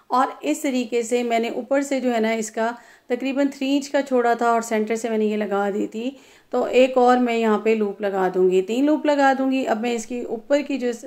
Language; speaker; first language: Urdu; non-native, local second language; Punjabi